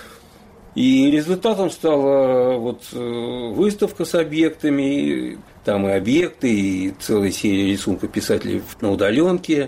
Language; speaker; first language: Russian; native; Russian